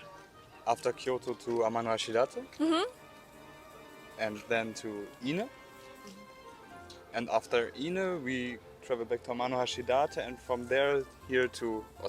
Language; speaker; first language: English; non-native, learner; German